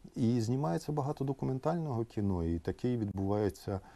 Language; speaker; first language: Ukrainian; native; Ukrainian